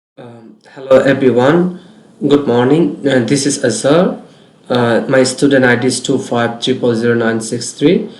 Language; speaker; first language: English; non-native, local second language; Bangla